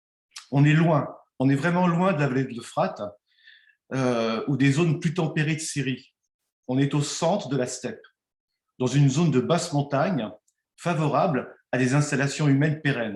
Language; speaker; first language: French; native; French